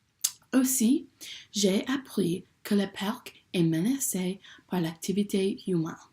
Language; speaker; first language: French; non-native, learner; English